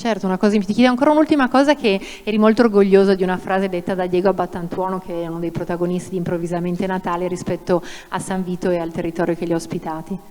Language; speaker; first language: Italian; native; Italian